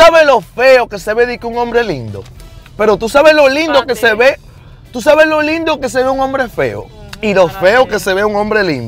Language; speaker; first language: Spanish; native; Spanish